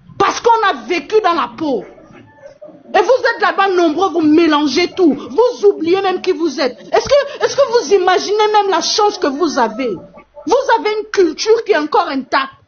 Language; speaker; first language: French; non-native, fluent; Portuguese